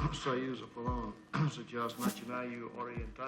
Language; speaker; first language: Russian; non-native, learner; English